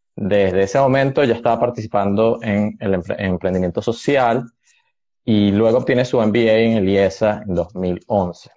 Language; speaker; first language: Spanish; native; Spanish